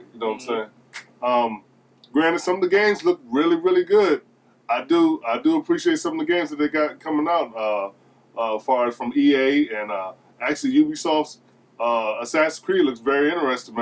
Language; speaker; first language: English; native; English